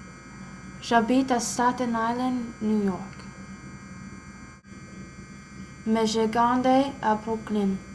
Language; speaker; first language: French; non-native, learner; English